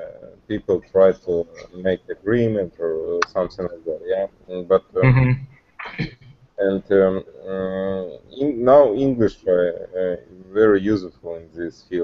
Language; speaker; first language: English; non-native, learner; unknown